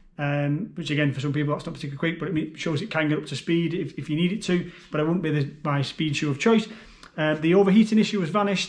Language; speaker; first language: English; native; English